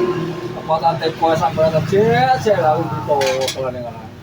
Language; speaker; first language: Indonesian; non-native, local second language; Javanese